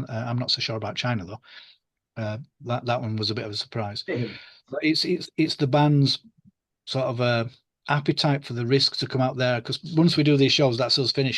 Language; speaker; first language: English; native; English